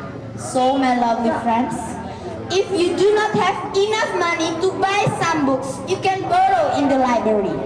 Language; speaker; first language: English; non-native, learner; Indonesian